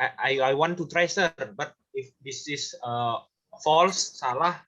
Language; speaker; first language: English; non-native, learner; Indonesian